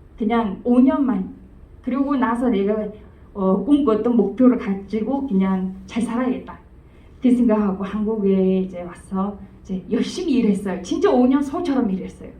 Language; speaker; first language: Korean; non-native, fluent; Mongolian